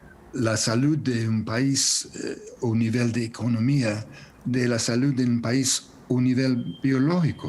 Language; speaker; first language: Spanish; non-native, fluent; English